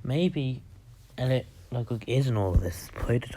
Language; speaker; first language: English; native; English